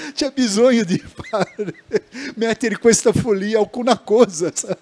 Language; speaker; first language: Italian; non-native, learner; Portuguese